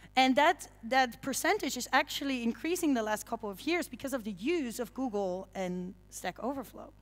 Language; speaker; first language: English; non-native, fluent; Dutch